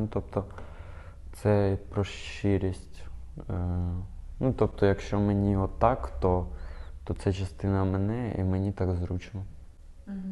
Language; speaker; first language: Ukrainian; non-native, local second language; Russian